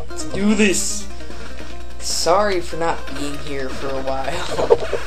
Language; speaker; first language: English; native; English